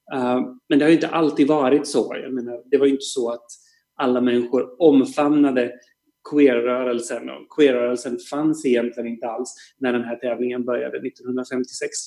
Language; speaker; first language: Swedish; native; Swedish